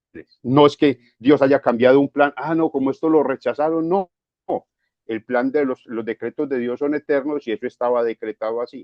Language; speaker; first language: Spanish; native; Spanish